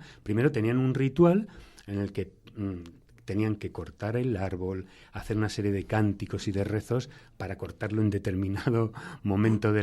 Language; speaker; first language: Spanish; native; Spanish